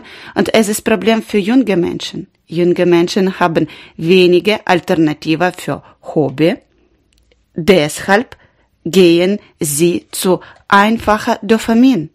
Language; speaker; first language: German; non-native, learner; Ukrainian